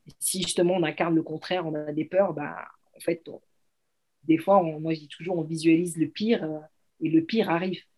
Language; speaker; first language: French; early bilingual, other home language; Arabic